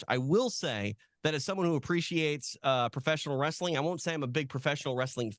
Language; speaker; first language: English; native; English